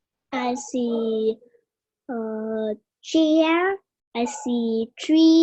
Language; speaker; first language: English; non-native, learner; Vietnamese